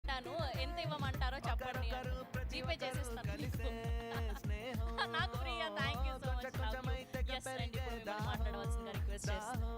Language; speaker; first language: Telugu; native; Telugu